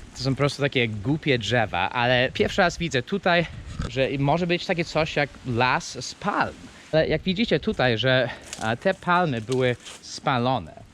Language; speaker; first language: Polish; non-native, fluent; English